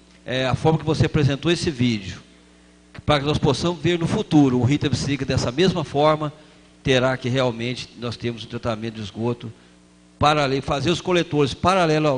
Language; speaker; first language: Portuguese; native; Portuguese